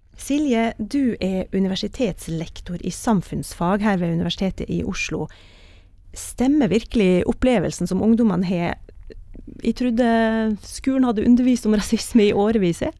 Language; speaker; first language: Norwegian; native; Norwegian